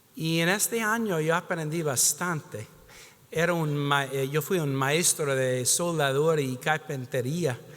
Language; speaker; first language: Spanish; non-native, fluent; English